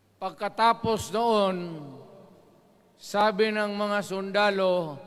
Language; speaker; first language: Filipino; non-native, local second language; Cebuano